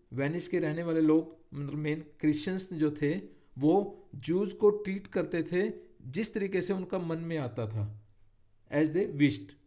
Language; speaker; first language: Hindi; native; Hindi